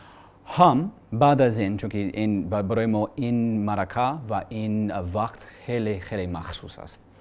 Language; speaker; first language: Persian; non-native, learner; English